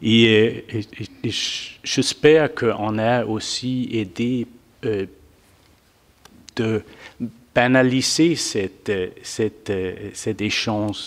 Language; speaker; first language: French; non-native, fluent; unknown